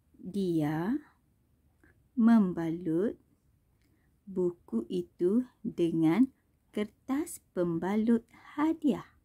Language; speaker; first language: Malay; native; Malay